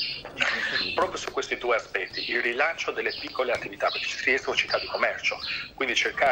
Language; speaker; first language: Italian; native; Italian